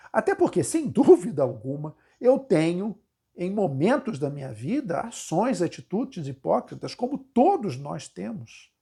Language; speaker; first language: Portuguese; native; Portuguese